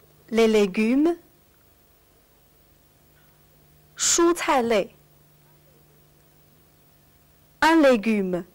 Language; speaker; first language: French; non-native, fluent; Chinese